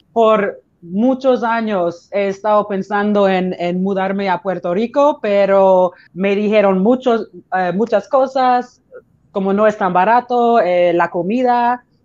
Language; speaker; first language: Spanish; non-native, learner; English